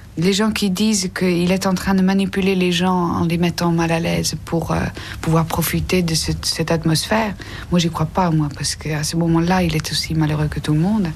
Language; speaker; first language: French; non-native, fluent; Dutch